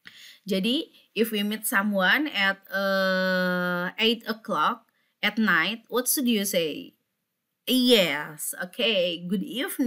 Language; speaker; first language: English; non-native, fluent; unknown